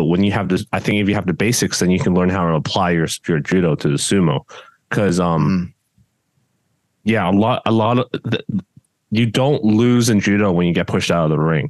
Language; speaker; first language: English; non-native, local second language; Cantonese